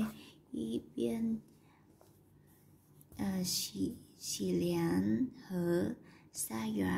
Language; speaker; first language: Chinese; non-native, learner; Vietnamese